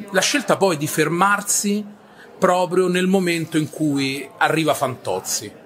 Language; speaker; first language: Italian; native; Italian